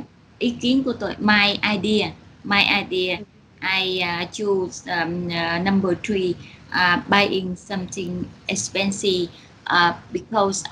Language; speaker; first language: English; non-native, learner; Vietnamese